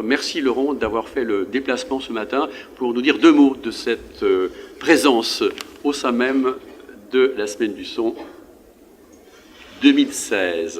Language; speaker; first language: French; native; French